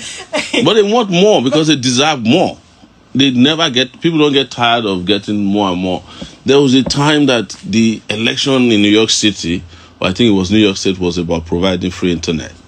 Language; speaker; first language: English; non-native, local second language; Yoruba